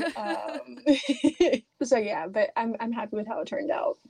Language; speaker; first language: English; native; English